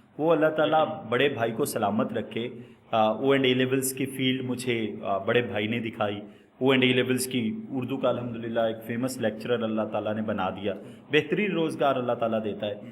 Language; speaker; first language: Urdu; non-native, local second language; Punjabi